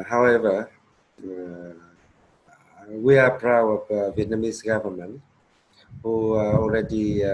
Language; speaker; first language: English; non-native, learner; Vietnamese